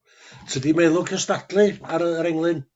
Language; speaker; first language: Welsh; native; Welsh